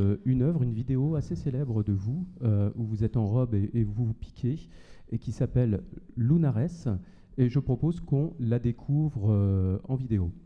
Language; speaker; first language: French; native; French